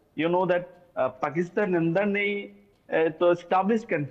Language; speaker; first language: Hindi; non-native, learner; Bangla